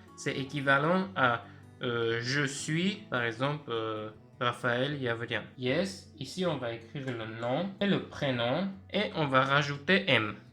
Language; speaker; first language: French; native; French